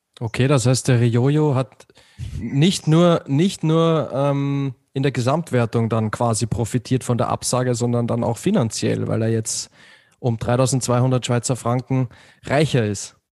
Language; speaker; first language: German; native; German